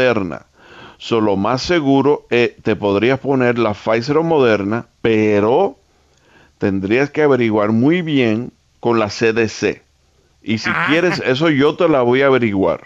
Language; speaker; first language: Spanish; early bilingual, heritage; Spanish